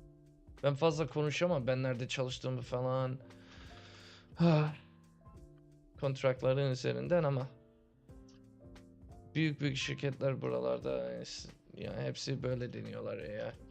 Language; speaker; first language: Turkish; early bilingual, heritage; Turkish